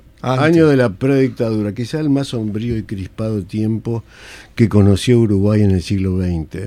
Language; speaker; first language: Spanish; native; Spanish